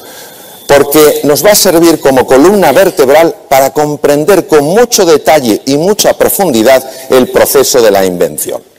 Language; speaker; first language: Spanish; native; Spanish